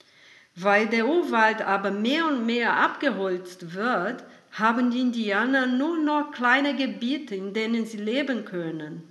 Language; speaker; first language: German; non-native, fluent; Portuguese